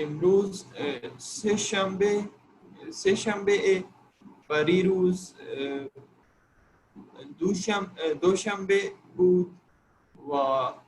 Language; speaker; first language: Persian; non-native, learner; Urdu